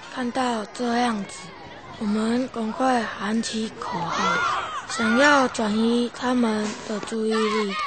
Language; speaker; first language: Chinese; native; Chinese